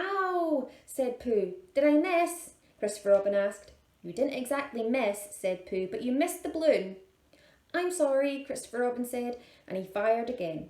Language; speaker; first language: English; native; English